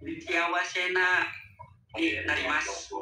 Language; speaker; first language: Japanese; non-native, learner; Indonesian